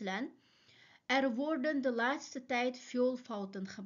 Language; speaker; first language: Dutch; non-native, fluent; Uyghur